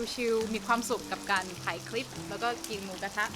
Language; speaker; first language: Thai; non-native, fluent; Portuguese